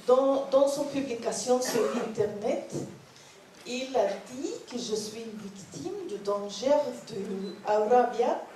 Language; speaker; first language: French; non-native, learner; Norwegian